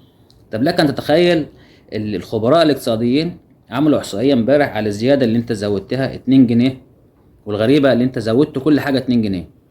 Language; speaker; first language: Arabic; native; Arabic